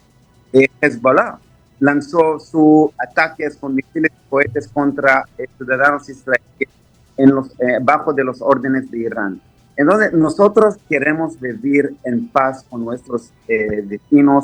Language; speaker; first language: Spanish; non-native, fluent; Hebrew